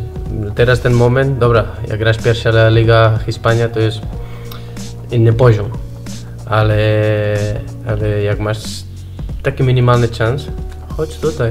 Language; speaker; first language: Polish; non-native, learner; Spanish